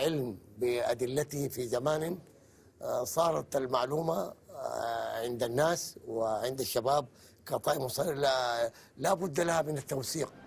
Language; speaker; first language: Arabic; native; Arabic